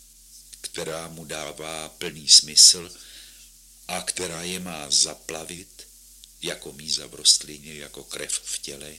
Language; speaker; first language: Czech; native; Czech